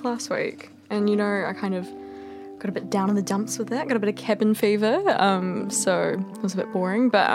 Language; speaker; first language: English; native; English